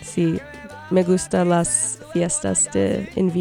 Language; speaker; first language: Spanish; early bilingual, heritage; Spanish